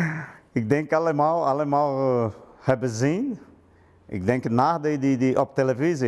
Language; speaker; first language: Dutch; non-native, learner; Portuguese